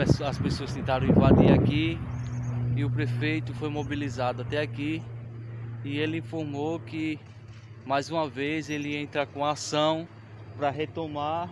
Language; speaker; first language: Portuguese; native; Portuguese